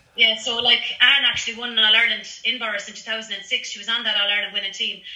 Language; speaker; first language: English; native; English